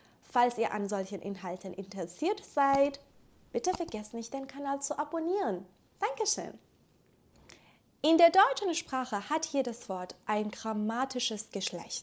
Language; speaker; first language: German; native; German